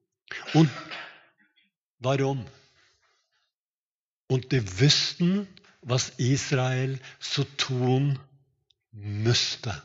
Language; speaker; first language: German; non-native, fluent; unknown